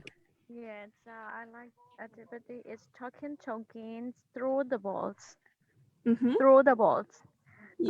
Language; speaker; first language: English; non-native, learner; Burmese